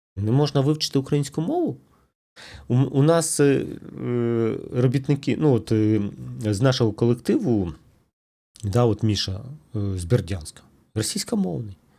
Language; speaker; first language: Ukrainian; non-native, local second language; Russian